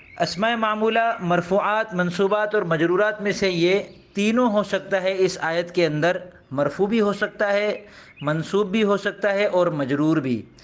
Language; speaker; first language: Urdu; native; Urdu